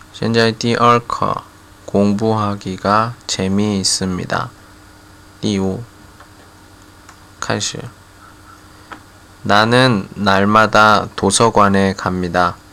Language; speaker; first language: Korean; non-native, fluent; Chinese